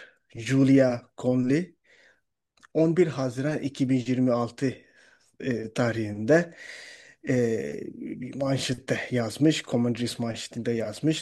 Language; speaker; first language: Turkish; non-native, fluent; Urdu